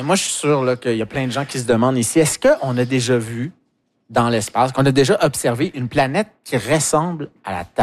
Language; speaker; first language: French; native; French